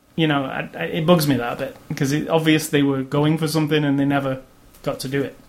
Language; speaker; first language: English; native; English